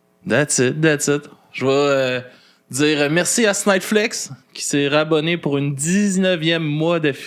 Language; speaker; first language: French; native; French